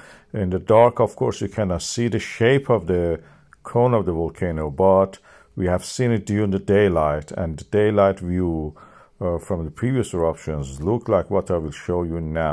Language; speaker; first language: English; non-native, fluent; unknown